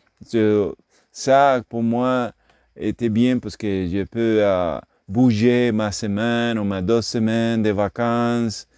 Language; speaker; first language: French; non-native, learner; English